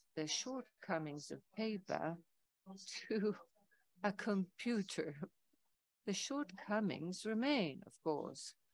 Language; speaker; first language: English; non-native, fluent; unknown